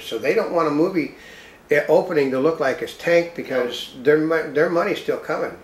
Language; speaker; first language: English; native; English